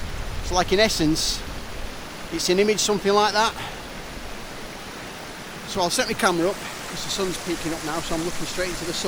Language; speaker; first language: English; native; English